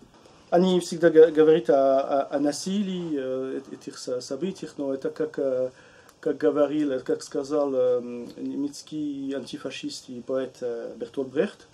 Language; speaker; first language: Russian; non-native, learner; French